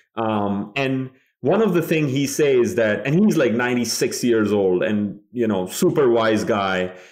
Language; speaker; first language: English; non-native, local second language; Bangla